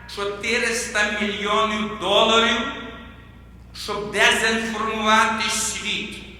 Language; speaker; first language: Ukrainian; early bilingual, heritage; Ukrainian